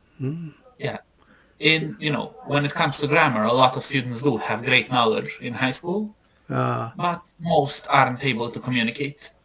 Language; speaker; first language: English; non-native, fluent; Serbian